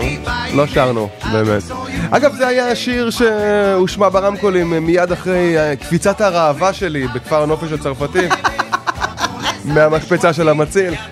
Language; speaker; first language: Hebrew; native; Hebrew